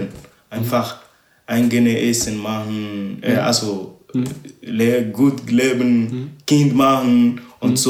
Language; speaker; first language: German; non-native, learner; Ewe